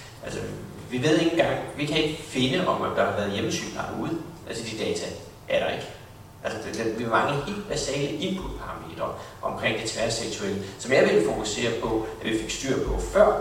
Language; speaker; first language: Danish; native; Danish